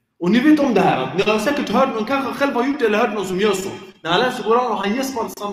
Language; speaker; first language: Swedish; early bilingual, other home language; Arabic